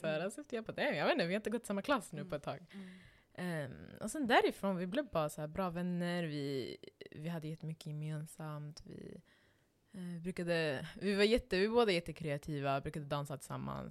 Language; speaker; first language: Swedish; non-native, local second language; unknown